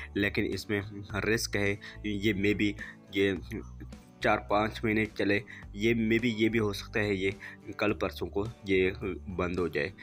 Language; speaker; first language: Urdu; non-native, local second language; Punjabi